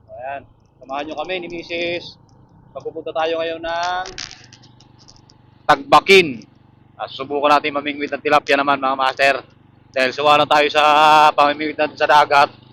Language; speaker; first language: Filipino; native; Filipino